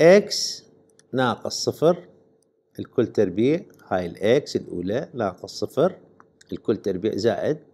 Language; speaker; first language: Arabic; native; Arabic